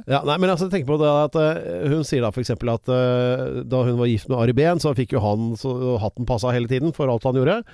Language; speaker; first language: Norwegian; native; Norwegian